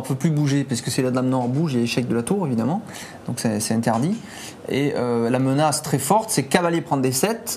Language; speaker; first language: French; native; French